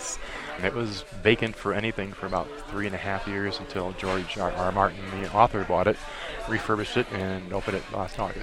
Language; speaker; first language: English; native; English